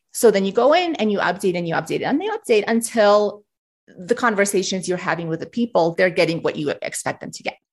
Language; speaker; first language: English; early bilingual, other home language; Russian